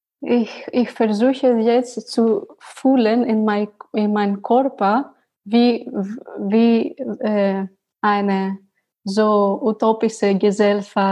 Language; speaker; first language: German; non-native, learner; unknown